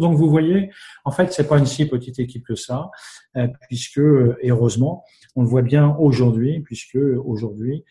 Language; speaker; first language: French; native; French